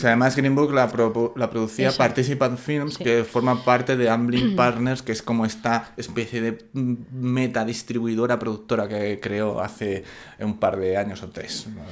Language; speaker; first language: Spanish; native; Spanish